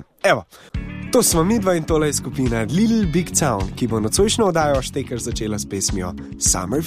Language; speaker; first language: Slovenian; native; Slovenian